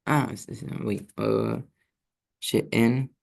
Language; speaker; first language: French; non-native, learner; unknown